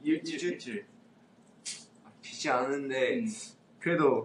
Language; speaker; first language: Korean; non-native, learner; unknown